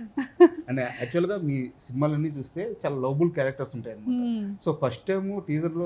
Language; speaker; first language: Telugu; native; Telugu